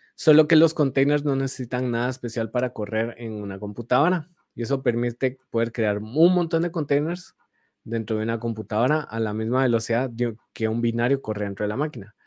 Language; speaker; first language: Spanish; native; Spanish